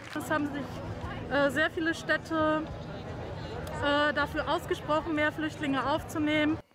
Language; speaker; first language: German; native; German